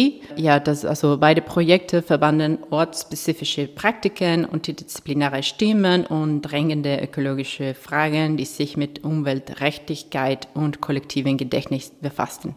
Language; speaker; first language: German; non-native, fluent; Spanish